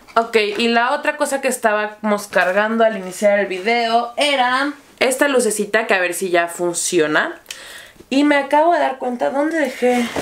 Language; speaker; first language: Spanish; native; Spanish